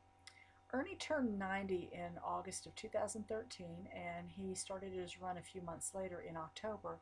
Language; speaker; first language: English; native; English